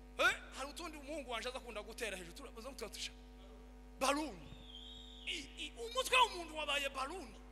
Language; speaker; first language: Kinyarwanda; native; Kinyarwanda